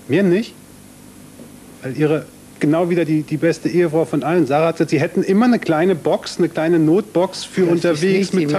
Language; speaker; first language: German; native; German